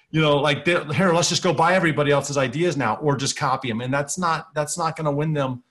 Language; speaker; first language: English; native; English